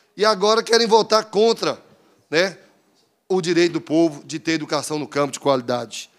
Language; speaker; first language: Portuguese; native; Portuguese